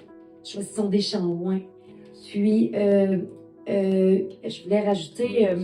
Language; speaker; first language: French; native; French